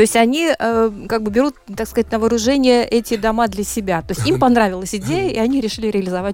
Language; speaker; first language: Russian; native; Russian